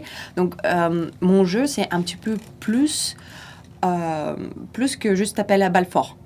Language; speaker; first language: French; non-native, fluent; Russian